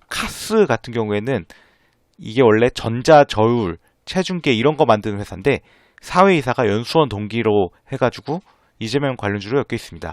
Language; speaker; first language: Korean; native; Korean